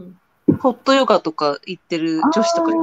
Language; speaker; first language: Japanese; native; Japanese